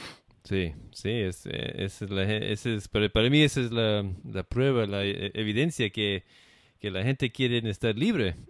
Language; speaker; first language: Spanish; non-native, fluent; English